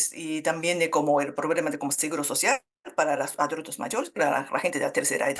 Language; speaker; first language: Spanish; non-native, fluent; Japanese